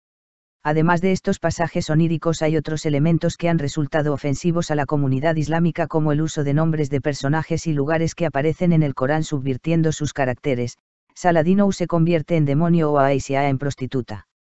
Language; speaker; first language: Spanish; native; Spanish